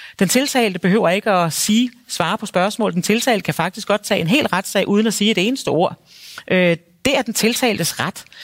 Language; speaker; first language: Danish; native; Danish